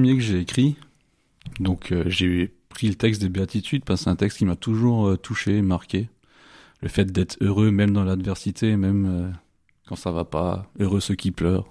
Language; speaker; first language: French; native; French